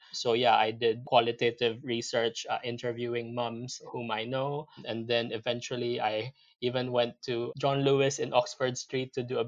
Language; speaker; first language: English; non-native, local second language; Filipino